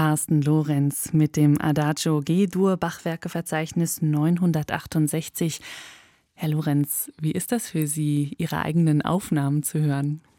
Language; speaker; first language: German; native; German